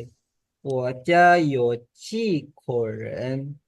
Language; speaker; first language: Chinese; non-native, fluent; Indonesian